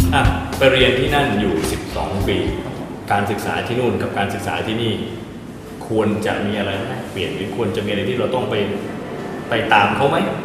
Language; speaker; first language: Thai; native; Thai